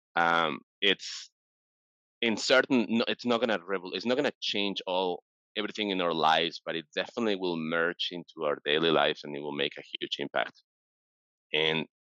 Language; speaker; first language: English; non-native, fluent; Spanish